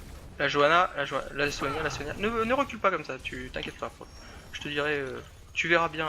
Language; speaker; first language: French; native; French